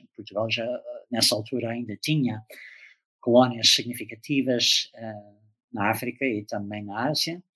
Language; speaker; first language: Portuguese; non-native, fluent; English